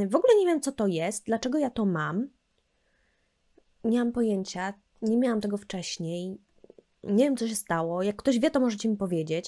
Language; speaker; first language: Polish; native; Polish